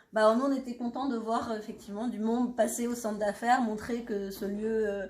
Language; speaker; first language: French; native; French